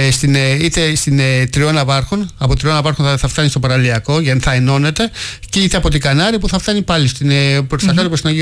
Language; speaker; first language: Greek; native; Greek